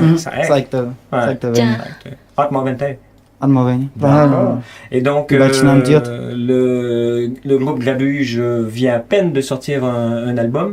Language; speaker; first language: French; native; French